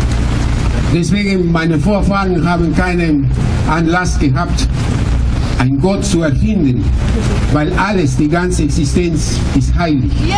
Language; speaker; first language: German; non-native, fluent; Spanish